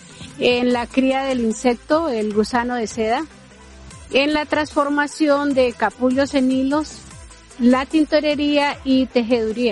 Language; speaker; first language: Spanish; native; Spanish